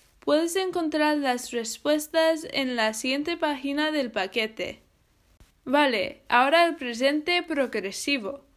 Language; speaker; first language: Spanish; non-native, fluent; English